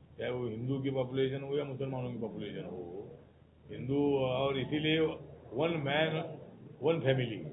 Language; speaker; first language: Hindi; non-native, local second language; Marathi